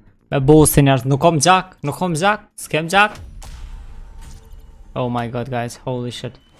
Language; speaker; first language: English; non-native, learner; Albanian